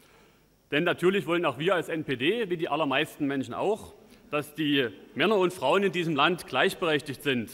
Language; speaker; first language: German; native; German